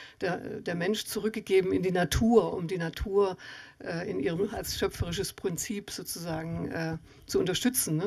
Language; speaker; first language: German; native; German